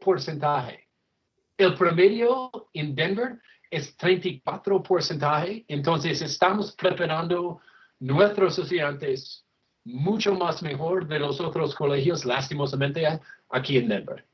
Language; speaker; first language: Spanish; non-native, fluent; English